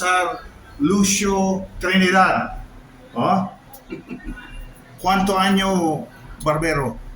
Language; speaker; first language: Spanish; non-native, learner; Filipino